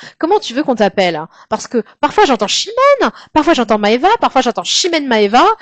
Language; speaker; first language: French; native; French